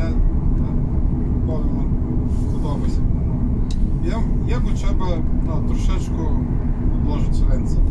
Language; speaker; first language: Polish; non-native, learner; Russian